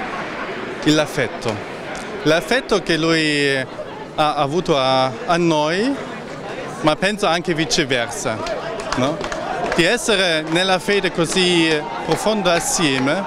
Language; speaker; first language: Italian; non-native, learner; German